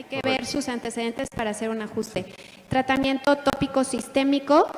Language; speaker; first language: Spanish; native; Spanish